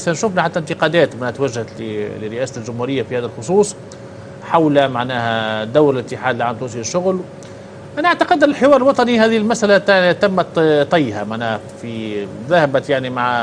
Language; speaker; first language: Arabic; native; Arabic